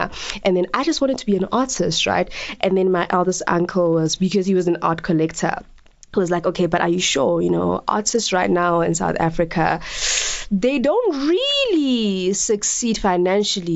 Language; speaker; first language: English; non-native, local second language; Tswana